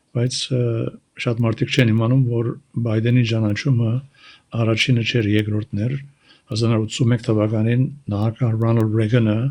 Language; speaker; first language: Armenian; early bilingual, heritage; Armenian